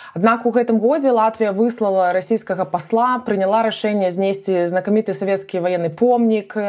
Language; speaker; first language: Belarusian; native; Belarusian